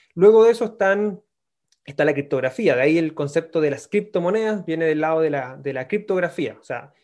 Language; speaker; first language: Spanish; native; Spanish